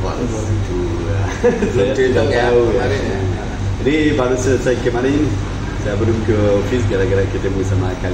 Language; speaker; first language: Indonesian; non-native, fluent; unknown